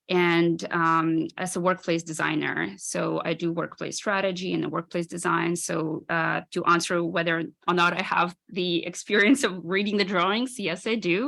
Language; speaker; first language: English; non-native, fluent; Ukrainian